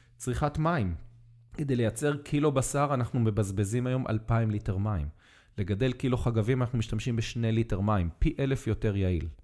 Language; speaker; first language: Hebrew; native; Hebrew